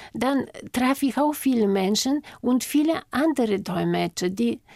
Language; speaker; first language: German; non-native, fluent; Bulgarian